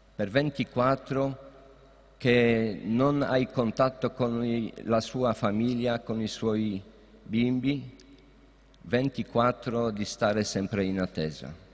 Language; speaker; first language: Italian; non-native, fluent; Polish